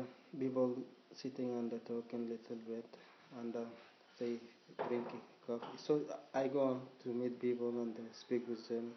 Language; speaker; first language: English; non-native, learner; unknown